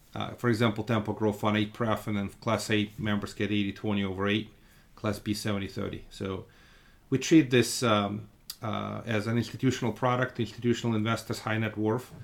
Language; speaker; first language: English; non-native, fluent; Russian